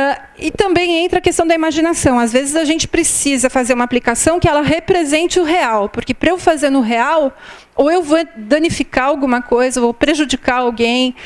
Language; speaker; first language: Portuguese; native; Portuguese